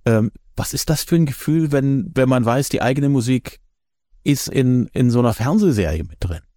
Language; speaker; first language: German; native; German